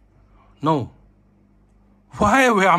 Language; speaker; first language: English; non-native, learner; Chinese